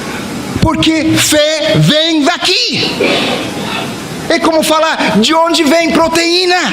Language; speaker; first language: Portuguese; non-native, fluent; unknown